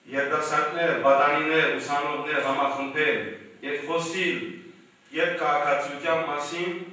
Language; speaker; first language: Armenian; early bilingual, heritage; Armenian